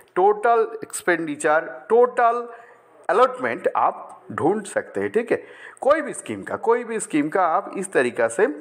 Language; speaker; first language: Hindi; non-native, local second language; Bangla